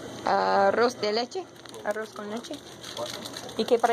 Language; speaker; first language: Spanish; non-native, learner; English